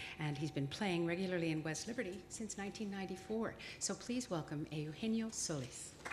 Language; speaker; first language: English; native; English